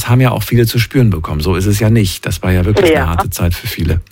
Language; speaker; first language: German; native; German